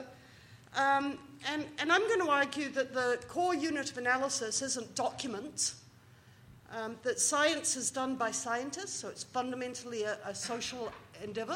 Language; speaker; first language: English; native; English